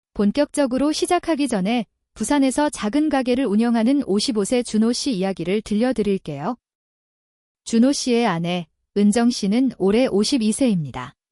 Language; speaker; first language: Korean; native; Korean